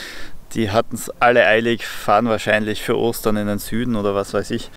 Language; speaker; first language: German; native; German